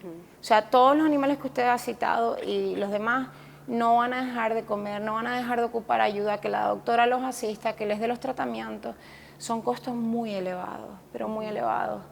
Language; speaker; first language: Spanish; native; Spanish